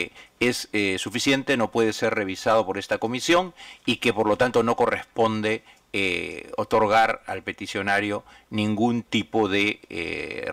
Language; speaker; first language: Spanish; native; Spanish